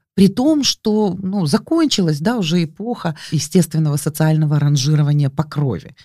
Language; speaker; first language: Russian; native; Russian